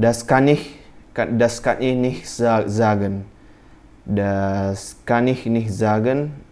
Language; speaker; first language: German; non-native, learner; Indonesian